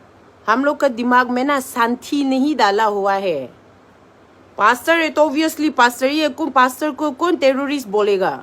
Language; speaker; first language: Hindi; non-native, local second language; Manipuri